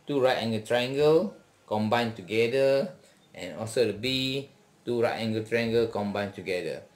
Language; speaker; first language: English; non-native, local second language; Malay